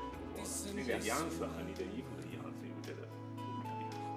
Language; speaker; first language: Chinese; non-native, learner; Italian